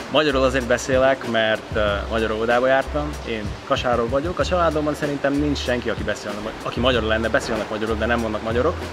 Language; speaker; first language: Hungarian; non-native, local second language; Slovak